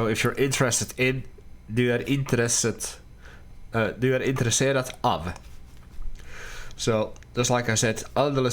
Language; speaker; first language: Swedish; non-native, learner; Dutch